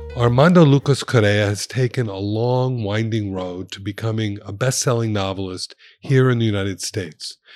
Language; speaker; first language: English; native; English